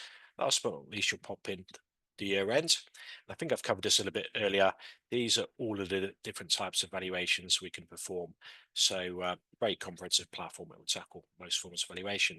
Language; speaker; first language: English; native; English